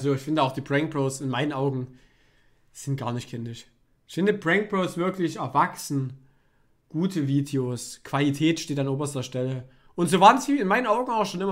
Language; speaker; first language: German; native; German